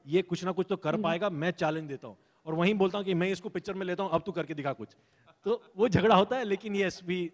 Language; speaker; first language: Hindi; native; Hindi